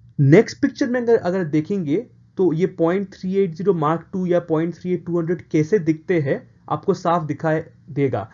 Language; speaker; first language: Hindi; non-native, local second language; Bangla